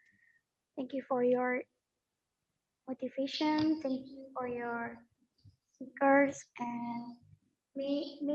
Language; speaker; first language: English; non-native, learner; Indonesian